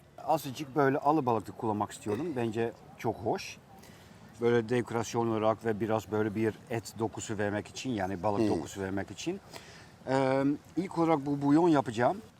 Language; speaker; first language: Turkish; non-native, fluent; Dutch